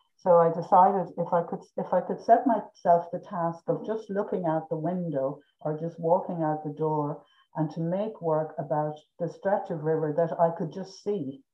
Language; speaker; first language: English; native; English